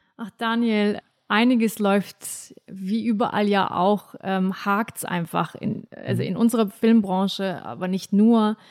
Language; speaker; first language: German; early bilingual, other home language; Turkish